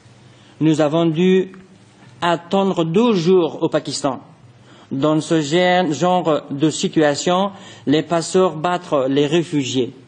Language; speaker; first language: French; non-native, fluent; Persian